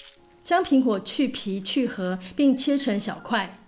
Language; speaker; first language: Chinese; native; Chinese